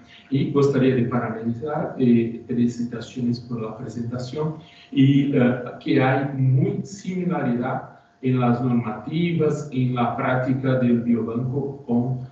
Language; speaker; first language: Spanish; non-native, learner; Portuguese